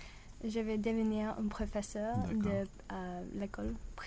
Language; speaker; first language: French; non-native, learner; English